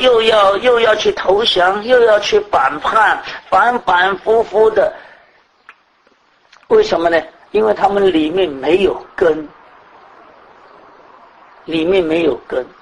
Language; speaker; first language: Chinese; native; Chinese